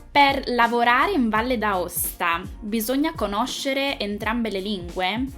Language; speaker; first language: Italian; native; Italian